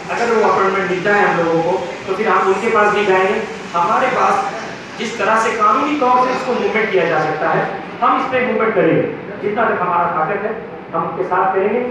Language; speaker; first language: Hindi; non-native, local second language; Bangla